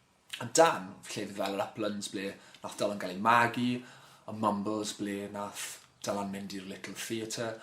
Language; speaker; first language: Welsh; non-native, local second language; English